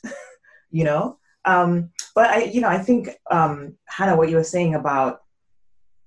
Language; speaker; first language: English; non-native, local second language; Yoruba